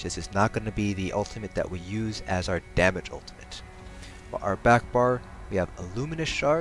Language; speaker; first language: English; native; English